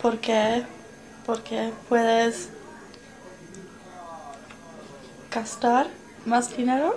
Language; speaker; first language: Spanish; non-native, learner; English